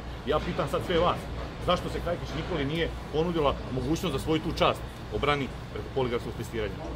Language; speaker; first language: Croatian; native; Croatian